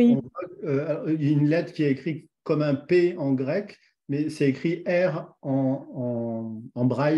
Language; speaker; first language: French; native; French